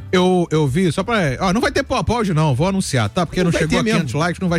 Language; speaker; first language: Portuguese; native; Portuguese